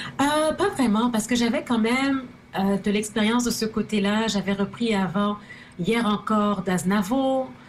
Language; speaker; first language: French; early bilingual, other home language; Haitian Creole